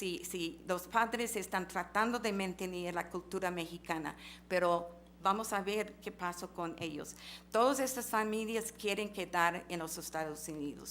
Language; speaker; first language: Spanish; non-native, fluent; English